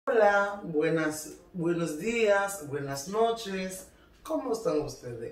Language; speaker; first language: Spanish; non-native, learner; Haitian Creole